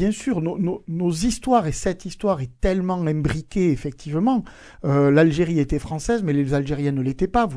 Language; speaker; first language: French; native; French